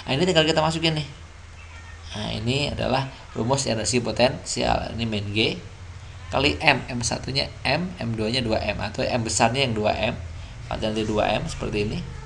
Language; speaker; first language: Indonesian; native; Indonesian